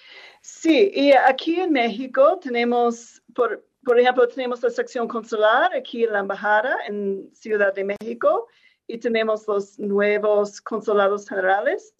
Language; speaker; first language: Spanish; non-native, fluent; English